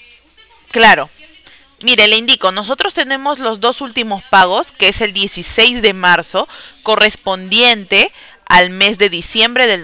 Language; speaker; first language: Spanish; native; Spanish